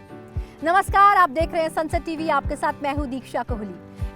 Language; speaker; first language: Hindi; native; Hindi